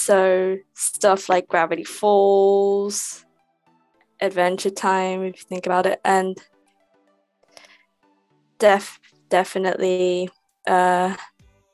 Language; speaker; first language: English; native; English